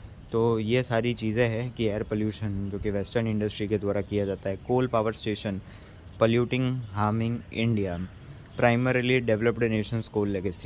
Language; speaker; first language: Hindi; native; Hindi